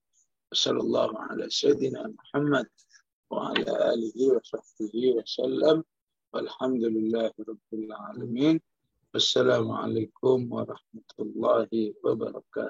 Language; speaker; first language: Arabic; non-native, fluent; Indonesian